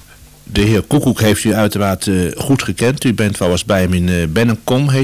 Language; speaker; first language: Dutch; native; Dutch